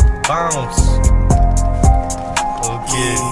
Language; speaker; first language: English; non-native, learner; French